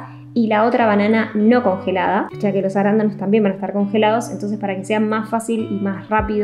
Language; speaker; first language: Spanish; native; Spanish